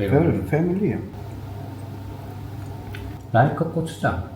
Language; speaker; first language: English; non-native, learner; Korean